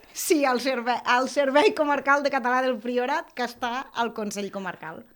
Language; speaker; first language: Catalan; native; Catalan